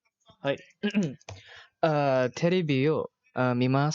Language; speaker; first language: Japanese; non-native, learner; Malay